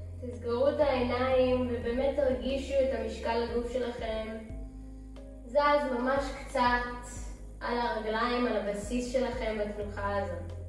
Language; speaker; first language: Hebrew; early bilingual, heritage; English